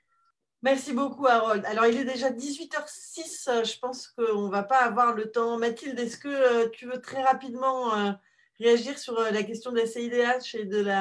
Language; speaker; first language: French; native; French